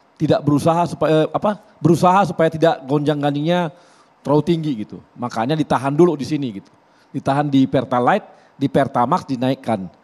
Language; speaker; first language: Indonesian; native; Indonesian